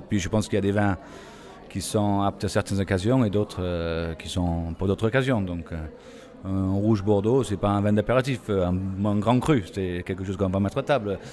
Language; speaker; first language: French; non-native, fluent; English